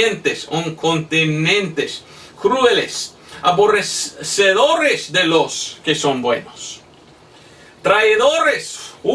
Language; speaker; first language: Spanish; non-native, fluent; English